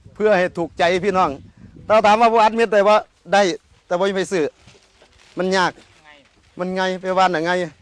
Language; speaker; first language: Thai; native; Thai